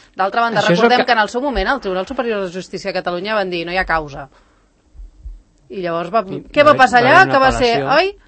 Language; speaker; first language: Catalan; native; Catalan